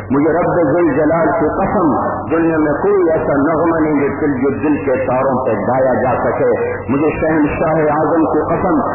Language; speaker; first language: Urdu; non-native, local second language; Punjabi